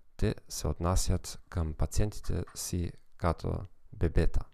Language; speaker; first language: Bulgarian; non-native, fluent; German